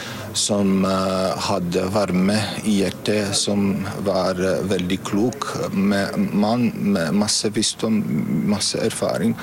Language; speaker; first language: Norwegian; non-native, learner; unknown